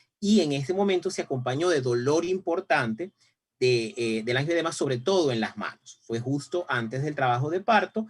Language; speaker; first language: Spanish; native; Spanish